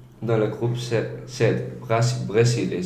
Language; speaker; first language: French; non-native, learner; Spanish